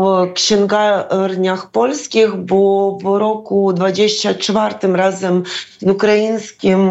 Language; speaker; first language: Polish; non-native, fluent; Ukrainian